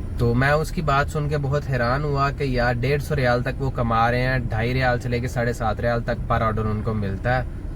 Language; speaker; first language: Urdu; non-native, local second language; Punjabi